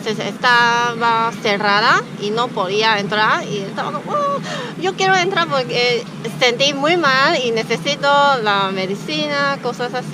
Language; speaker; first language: Spanish; non-native, learner; Chinese